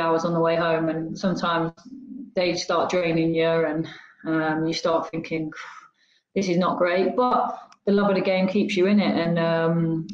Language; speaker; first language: English; native; English